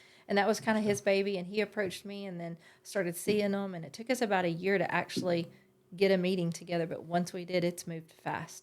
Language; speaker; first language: English; native; English